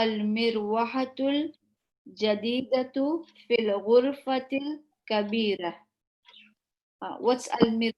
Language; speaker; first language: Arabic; non-native, learner; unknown